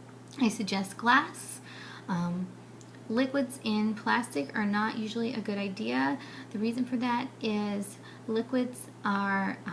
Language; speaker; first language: English; native; English